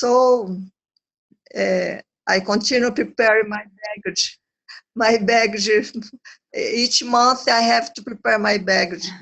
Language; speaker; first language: English; non-native, learner; Portuguese